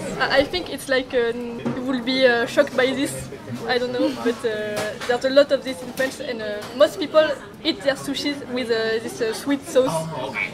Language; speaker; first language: English; non-native, learner; French